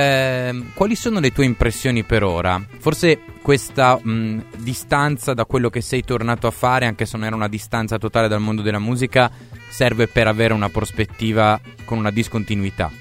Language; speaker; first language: Italian; native; Italian